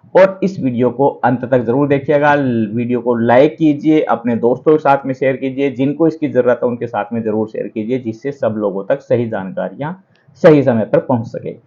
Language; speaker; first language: Hindi; native; Hindi